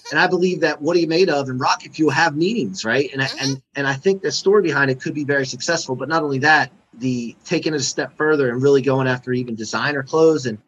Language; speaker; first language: English; non-native, fluent; Chinese